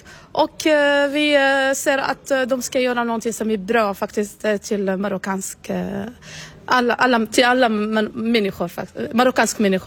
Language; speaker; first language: Swedish; non-native, learner; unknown